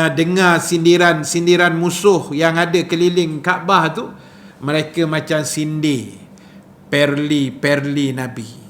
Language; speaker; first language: Malay; native; Malay